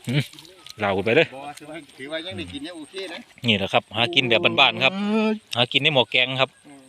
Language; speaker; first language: Thai; native; Thai